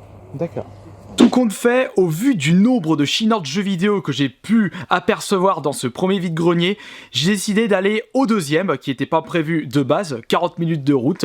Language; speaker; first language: French; native; French